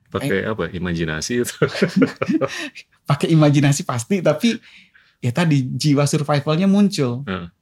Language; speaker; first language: Indonesian; native; Indonesian